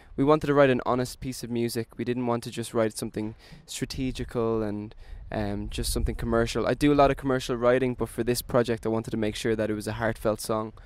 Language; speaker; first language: English; native; English